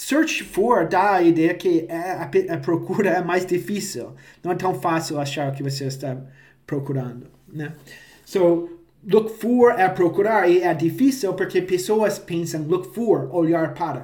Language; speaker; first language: Portuguese; non-native, fluent; English